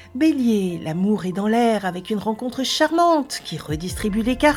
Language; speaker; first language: French; native; French